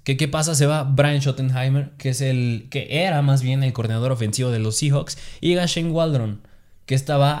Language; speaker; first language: Spanish; native; Spanish